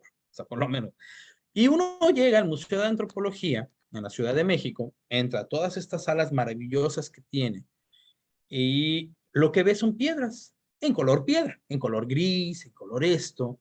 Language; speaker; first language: Spanish; native; Spanish